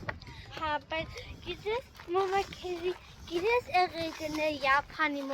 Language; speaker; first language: Armenian; early bilingual, heritage; Armenian